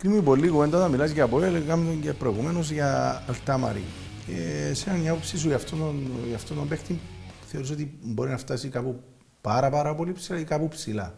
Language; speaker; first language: Greek; native; Greek